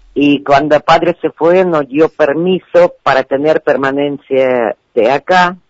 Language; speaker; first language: Spanish; non-native, learner; Ukrainian